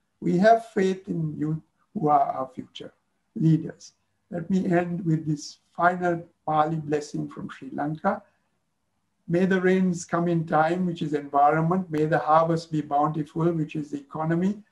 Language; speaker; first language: English; non-native, local second language; Sinhala